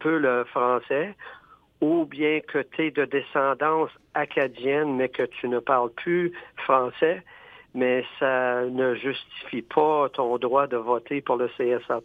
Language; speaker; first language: French; native; French